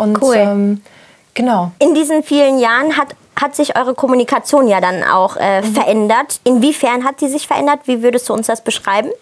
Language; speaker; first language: German; native; German